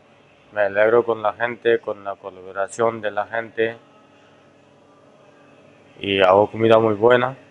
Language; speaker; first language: Spanish; non-native, fluent; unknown